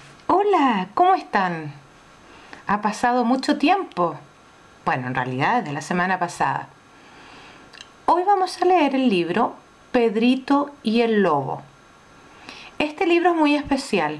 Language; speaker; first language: Spanish; native; Spanish